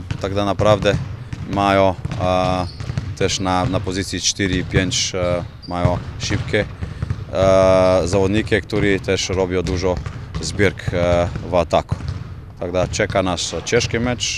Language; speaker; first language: Polish; non-native, learner; Macedonian